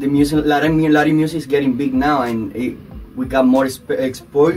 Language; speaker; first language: English; non-native, learner; Spanish